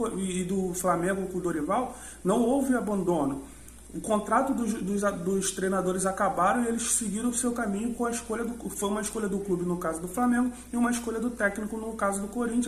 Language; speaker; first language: Portuguese; native; Portuguese